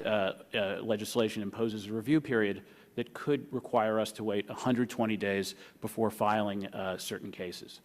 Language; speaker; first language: English; native; English